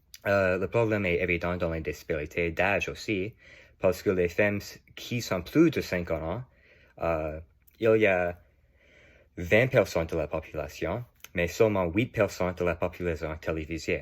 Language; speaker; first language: French; non-native, learner; English